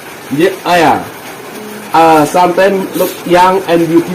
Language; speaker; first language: English; non-native, learner; Indonesian